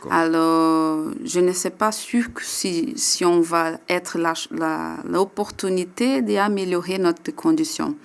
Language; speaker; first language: French; non-native, learner; Portuguese